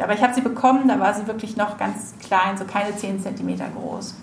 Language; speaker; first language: German; native; German